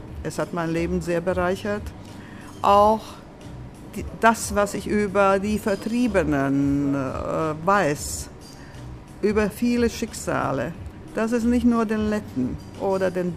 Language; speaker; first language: German; early bilingual, other home language; Latvian